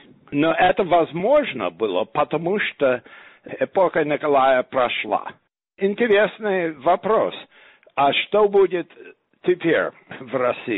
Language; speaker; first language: Russian; non-native, fluent; English